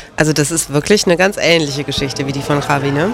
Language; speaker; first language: German; native; German